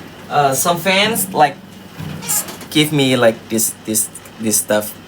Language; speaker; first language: English; non-native, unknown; Thai